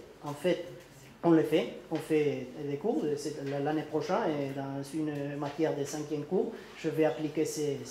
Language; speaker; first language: French; non-native, learner; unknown